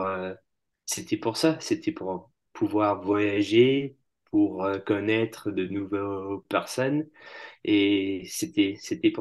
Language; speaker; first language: French; non-native, fluent; English